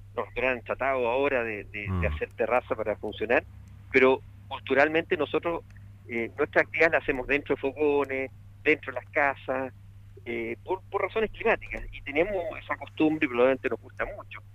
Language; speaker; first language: Spanish; native; Spanish